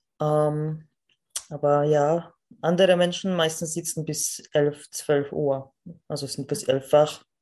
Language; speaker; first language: German; non-native, fluent; Polish